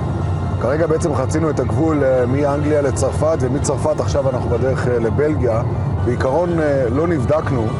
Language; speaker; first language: Hebrew; native; Hebrew